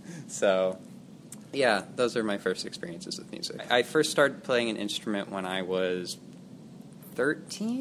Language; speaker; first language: English; native; English